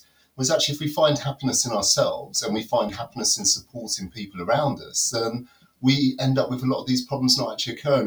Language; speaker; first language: English; native; English